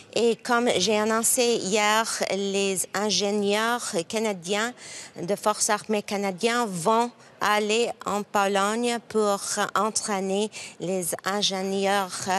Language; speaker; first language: French; non-native, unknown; English